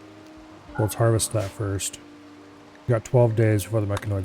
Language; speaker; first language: English; native; English